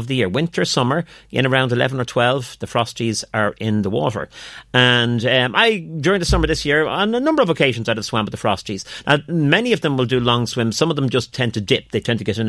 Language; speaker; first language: English; native; English